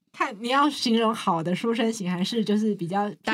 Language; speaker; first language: Chinese; native; Chinese